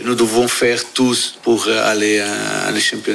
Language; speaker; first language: French; non-native, learner; Portuguese